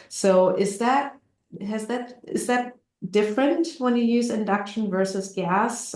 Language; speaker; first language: English; non-native, fluent; German